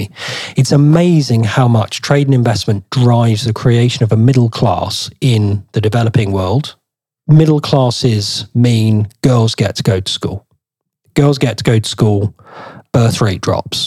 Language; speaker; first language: English; native; English